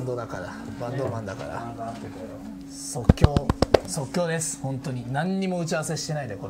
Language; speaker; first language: Japanese; native; Japanese